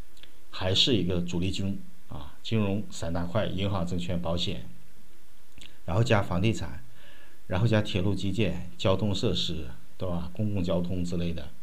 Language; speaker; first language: Chinese; native; Chinese